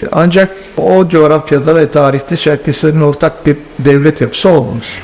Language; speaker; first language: Turkish; native; Turkish